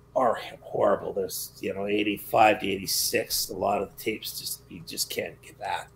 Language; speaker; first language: English; native; English